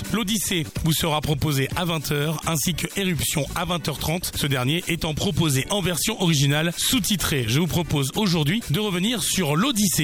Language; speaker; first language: French; native; French